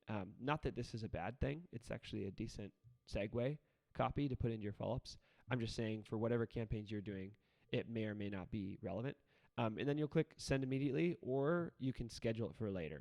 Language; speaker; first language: English; native; English